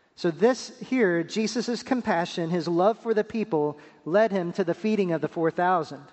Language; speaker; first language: English; native; English